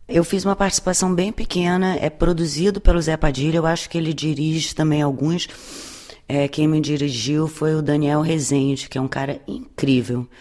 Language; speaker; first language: Portuguese; native; Portuguese